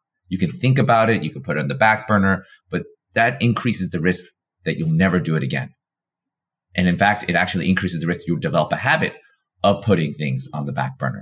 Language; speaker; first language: English; native; English